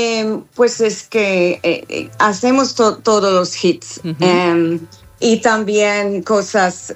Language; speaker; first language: Spanish; non-native, learner; English